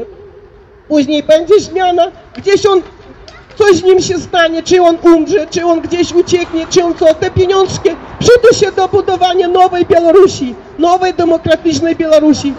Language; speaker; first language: Polish; early bilingual, heritage; Polish